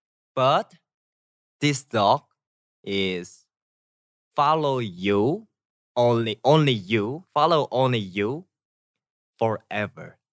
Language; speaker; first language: English; non-native, learner; Korean